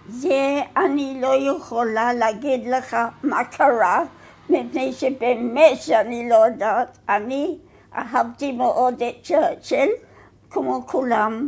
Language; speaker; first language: Hebrew; non-native, fluent; English